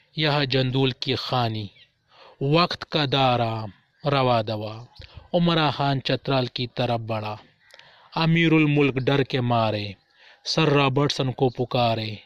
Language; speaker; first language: Urdu; non-native, local second language; Pashto